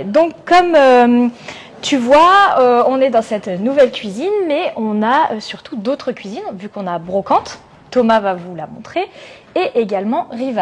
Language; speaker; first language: French; native; French